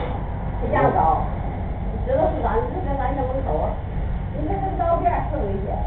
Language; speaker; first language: Chinese; native; Chinese